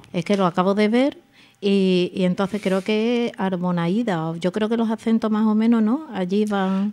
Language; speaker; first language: Spanish; native; Spanish